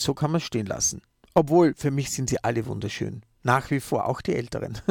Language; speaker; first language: German; native; German